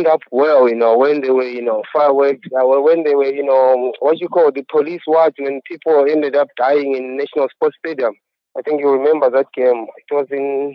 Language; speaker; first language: English; non-native, local second language; Shona